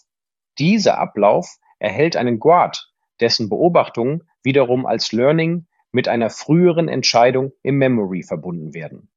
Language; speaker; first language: German; native; German